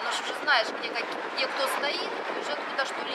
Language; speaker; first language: Russian; native; Russian